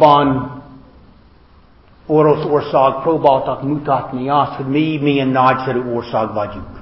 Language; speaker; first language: Hungarian; non-native, learner; English